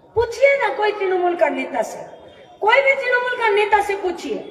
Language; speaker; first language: Hindi; non-native, local second language; Bangla